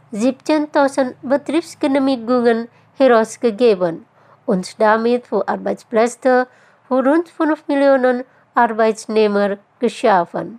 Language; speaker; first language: German; non-native, fluent; Indonesian